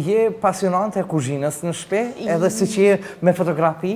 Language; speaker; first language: Albanian; native; Albanian